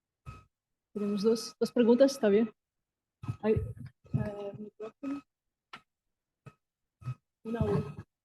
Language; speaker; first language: Spanish; non-native, fluent; Portuguese